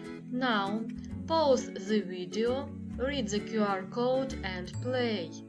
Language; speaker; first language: English; non-native, fluent; Ukrainian